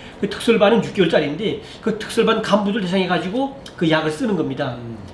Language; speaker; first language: Korean; native; Korean